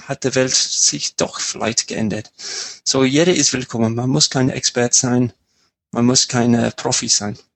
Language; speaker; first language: German; non-native, fluent; English